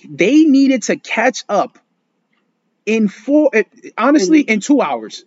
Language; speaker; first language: English; early bilingual, other home language; Spanish